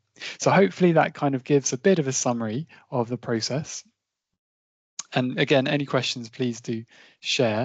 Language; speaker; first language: English; native; English